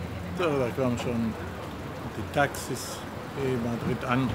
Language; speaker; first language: German; non-native, fluent; Polish